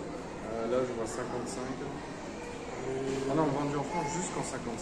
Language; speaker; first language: French; native; French